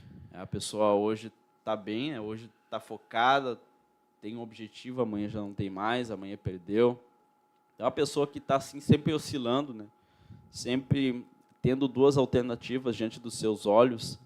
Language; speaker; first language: Portuguese; native; Portuguese